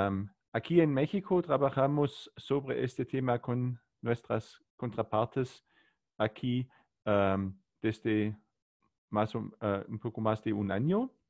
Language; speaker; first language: Spanish; non-native, learner; German